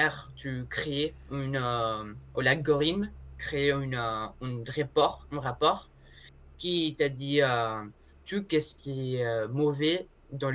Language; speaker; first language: French; non-native, learner; Spanish